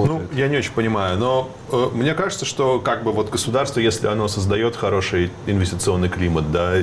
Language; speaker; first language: Russian; native; Russian